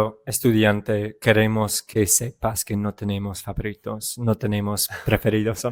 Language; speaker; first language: Spanish; non-native, fluent; English